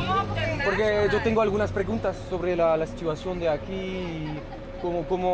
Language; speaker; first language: Spanish; non-native, learner; French